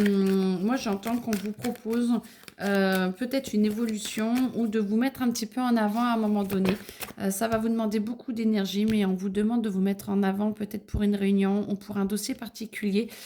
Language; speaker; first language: French; native; French